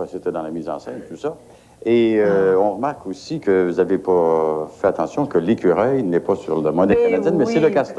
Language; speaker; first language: French; native; French